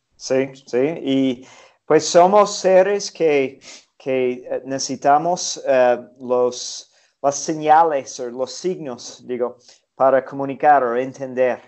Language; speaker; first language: Spanish; non-native, fluent; English